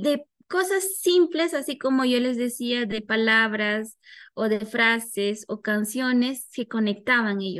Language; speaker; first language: Spanish; non-native, local second language; Quechua